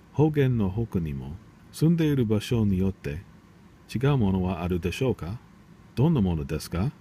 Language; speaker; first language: Japanese; non-native, learner; English